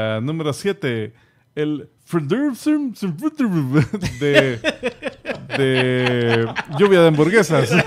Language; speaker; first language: Spanish; native; Spanish